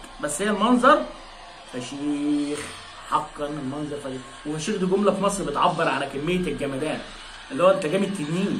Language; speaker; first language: Arabic; native; Arabic